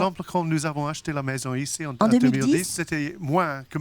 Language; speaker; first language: French; non-native, learner; English